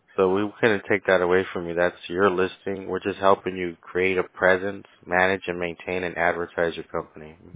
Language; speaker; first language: English; early bilingual, other home language; Spanish